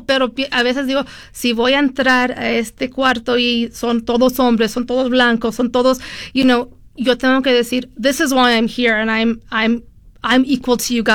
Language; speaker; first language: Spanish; early bilingual, heritage; Spanish